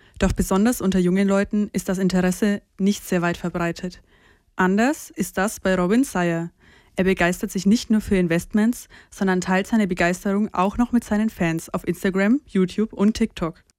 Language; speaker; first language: German; native; German